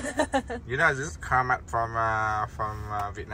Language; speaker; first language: English; non-native, learner; Vietnamese